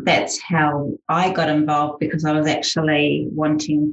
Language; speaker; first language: English; native; English